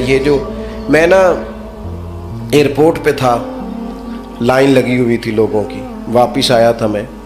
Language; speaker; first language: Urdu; non-native, local second language; Punjabi